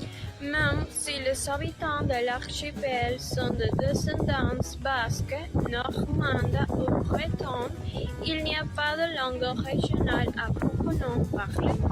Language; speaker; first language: French; non-native, learner; Spanish